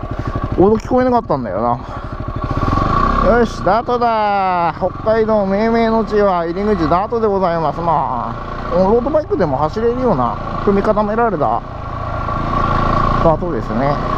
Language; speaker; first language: Japanese; native; Japanese